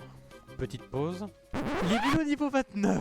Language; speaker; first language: French; native; French